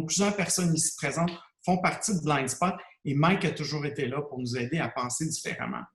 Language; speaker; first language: French; native; French